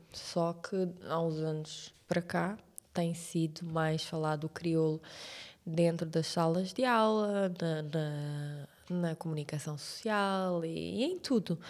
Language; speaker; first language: Portuguese; non-native, local second language; Kabuverdianu